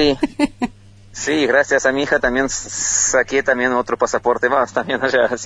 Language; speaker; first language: Spanish; non-native, fluent; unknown